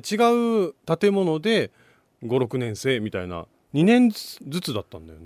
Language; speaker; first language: Japanese; native; Japanese